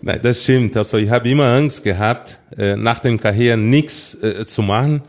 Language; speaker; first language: German; non-native, fluent; Portuguese